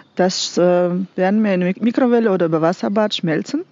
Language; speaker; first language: German; non-native, fluent; Russian